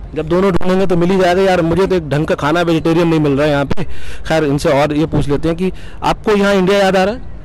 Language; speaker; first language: Hindi; native; Hindi